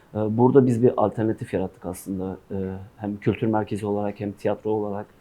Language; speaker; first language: Turkish; non-native, local second language; Kurdish